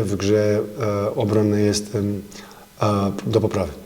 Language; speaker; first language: Polish; non-native, fluent; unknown